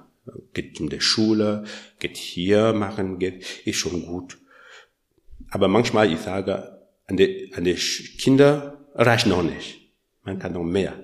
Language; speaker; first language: German; non-native, learner; French